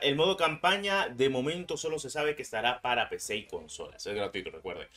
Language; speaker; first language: Spanish; native; Spanish